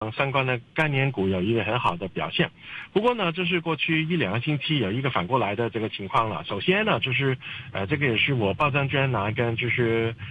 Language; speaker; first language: Chinese; non-native, local second language; Cantonese